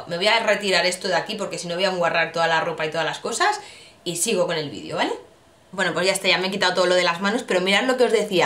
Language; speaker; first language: Spanish; native; Spanish